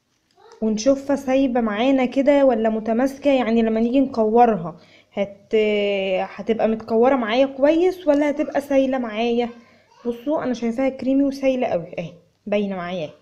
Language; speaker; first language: Arabic; native; Arabic